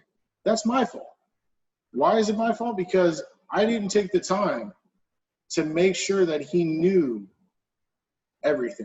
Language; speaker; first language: English; native; English